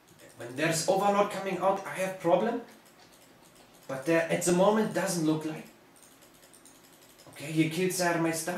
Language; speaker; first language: English; non-native, learner; German